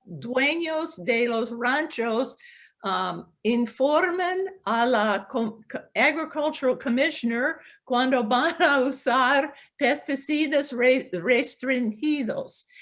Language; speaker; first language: Spanish; non-native, local second language; English